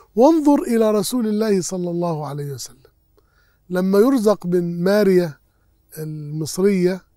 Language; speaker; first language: Arabic; native; Arabic